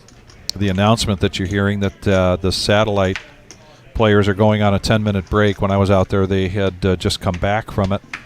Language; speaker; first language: English; native; English